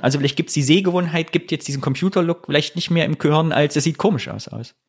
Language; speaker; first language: German; native; German